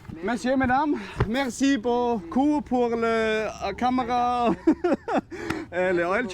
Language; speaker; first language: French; non-native, learner; German